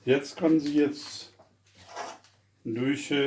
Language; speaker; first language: German; non-native, fluent; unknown